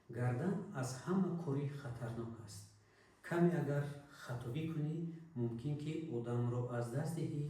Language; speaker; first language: Tajik; native; Tajik